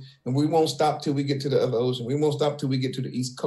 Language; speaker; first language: English; native; English